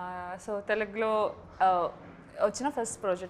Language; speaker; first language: Telugu; non-native, learner; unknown